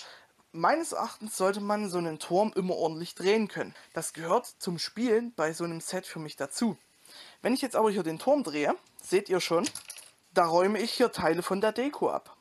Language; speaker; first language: German; native; German